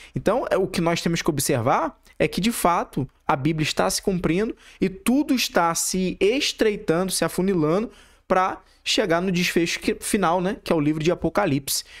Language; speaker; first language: Portuguese; native; Portuguese